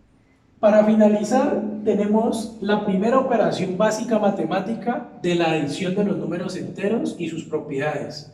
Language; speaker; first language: Spanish; native; Spanish